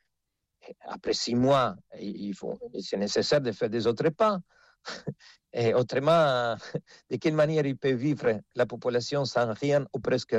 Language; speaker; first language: French; non-native, fluent; Spanish